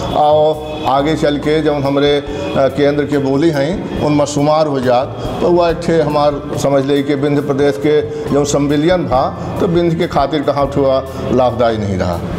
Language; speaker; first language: Hindi; native; Hindi